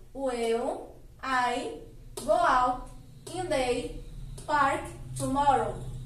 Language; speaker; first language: English; non-native, learner; Portuguese